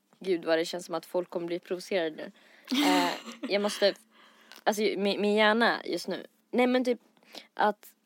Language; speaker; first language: Swedish; native; Swedish